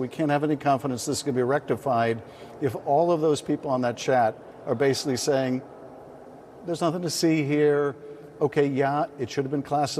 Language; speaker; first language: English; native; English